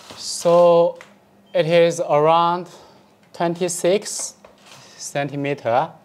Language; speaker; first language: English; non-native, fluent; Chinese